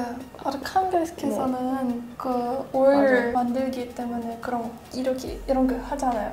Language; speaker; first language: Korean; non-native, fluent; Russian